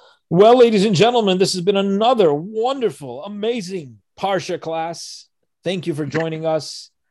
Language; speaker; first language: English; native; English